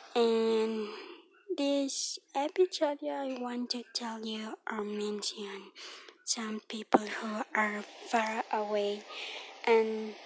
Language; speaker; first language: English; non-native, learner; Spanish